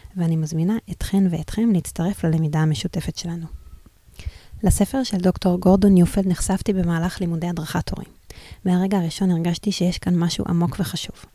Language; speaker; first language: Hebrew; native; Hebrew